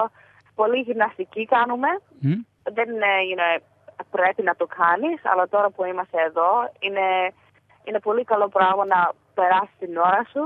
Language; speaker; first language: Greek; early bilingual, heritage; Greek